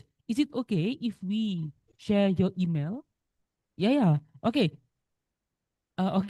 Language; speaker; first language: English; non-native, local second language; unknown